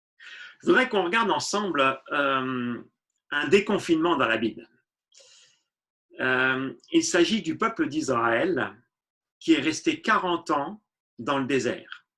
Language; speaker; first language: French; native; French